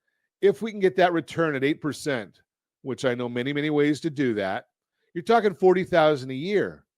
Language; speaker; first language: English; native; English